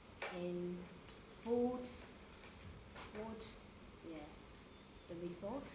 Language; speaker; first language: English; non-native, learner; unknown